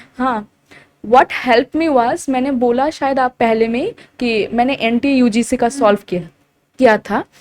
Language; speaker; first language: Hindi; non-native, local second language; Assamese